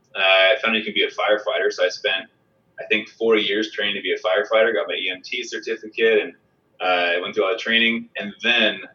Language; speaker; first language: English; native; English